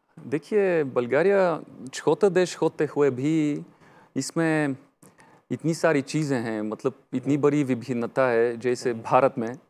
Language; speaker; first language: Hindi; non-native, fluent; Bulgarian